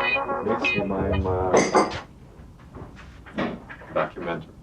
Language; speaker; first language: Russian; early bilingual, heritage; Russian